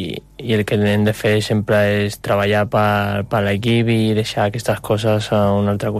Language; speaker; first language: Catalan; non-native, local second language; Spanish